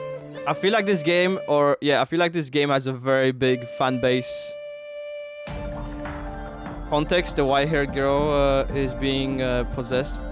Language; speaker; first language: English; native; English